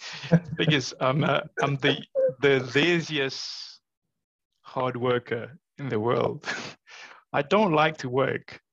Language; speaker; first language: English; non-native, fluent; Morisyen